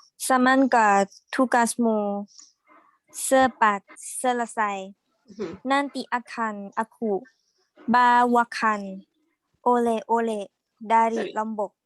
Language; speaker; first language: Indonesian; non-native, learner; Thai